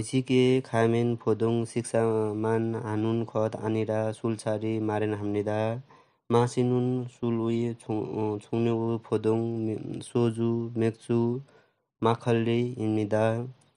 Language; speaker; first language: Korean; non-native, learner; Nepali